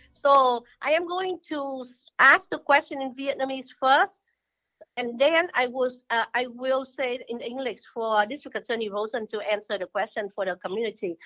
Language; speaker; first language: English; non-native, fluent; Vietnamese